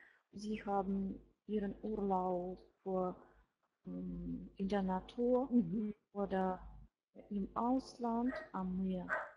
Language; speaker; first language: German; non-native, learner; Russian